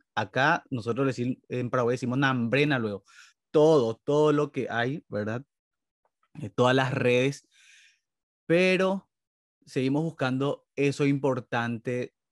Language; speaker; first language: Spanish; native; Spanish